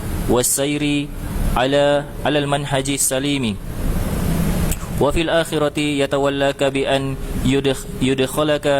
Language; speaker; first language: Arabic; non-native, learner; Indonesian